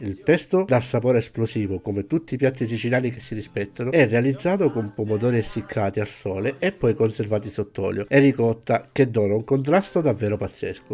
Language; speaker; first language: Italian; native; Italian